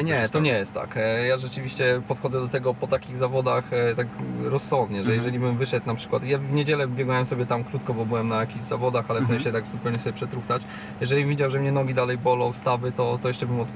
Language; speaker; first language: Polish; native; Polish